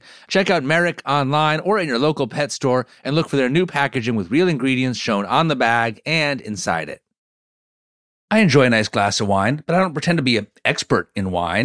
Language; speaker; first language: English; native; English